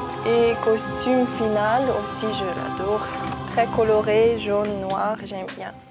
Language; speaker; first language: French; non-native, learner; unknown